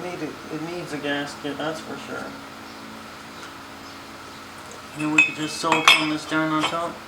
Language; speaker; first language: English; native; English